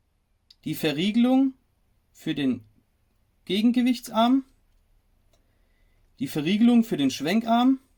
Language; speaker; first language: German; native; German